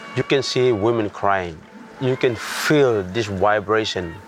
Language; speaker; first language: English; non-native, fluent; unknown